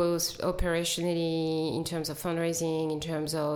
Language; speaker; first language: English; non-native, fluent; French